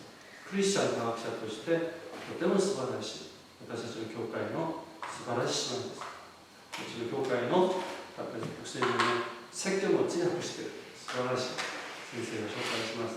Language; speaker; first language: Japanese; non-native, fluent; Korean